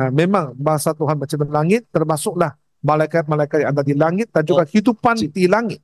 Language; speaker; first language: Malay; non-native, local second language; Chinese